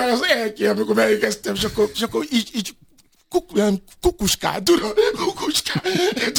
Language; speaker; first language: Hungarian; non-native, fluent; Yoruba